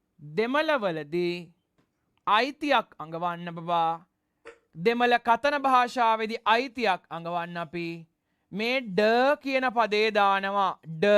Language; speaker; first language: Sinhala; non-native, local second language; Tamil